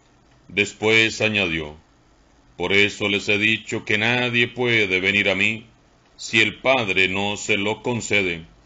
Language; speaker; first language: Spanish; native; Spanish